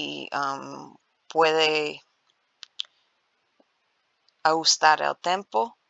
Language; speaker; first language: Spanish; non-native, learner; English